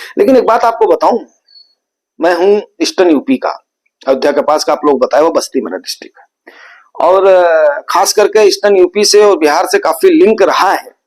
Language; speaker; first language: Hindi; native; Hindi